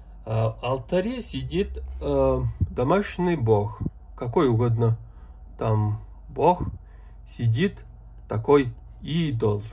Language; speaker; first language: Russian; non-native, learner; Mongolian